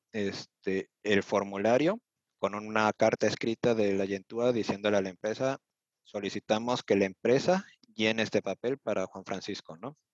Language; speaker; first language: Spanish; native; Spanish